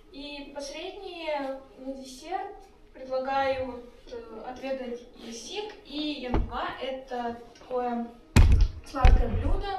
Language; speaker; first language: Russian; native; Russian